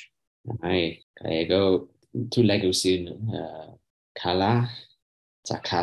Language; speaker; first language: Greek; non-native, learner; English